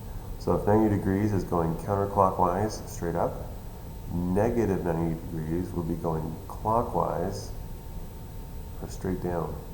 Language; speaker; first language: English; native; English